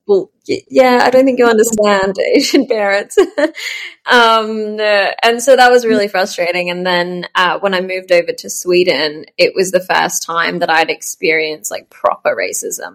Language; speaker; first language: English; native; English